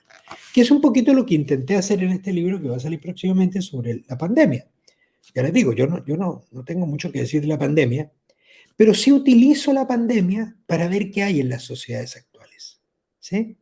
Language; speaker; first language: Spanish; native; Spanish